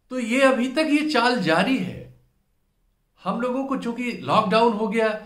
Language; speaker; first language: Hindi; native; Hindi